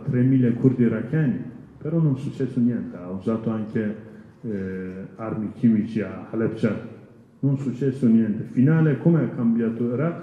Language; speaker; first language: Italian; non-native, learner; Kurdish